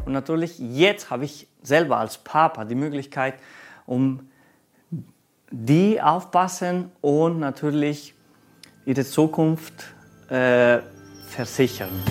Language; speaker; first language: German; non-native, learner; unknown